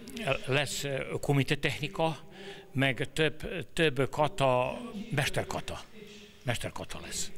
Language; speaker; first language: Hungarian; non-native, learner; Serbian